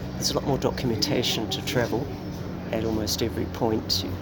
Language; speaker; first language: English; native; English